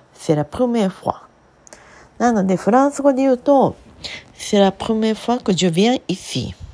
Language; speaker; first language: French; non-native, fluent; Japanese